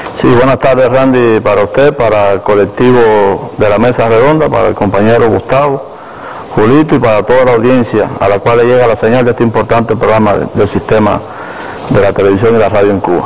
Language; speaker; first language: Spanish; native; Spanish